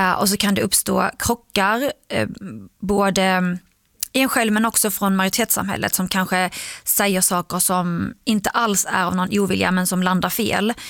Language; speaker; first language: Swedish; early bilingual, other home language; Arabic